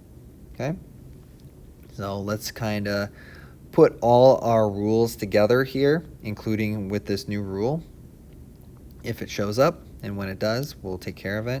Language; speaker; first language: English; native; English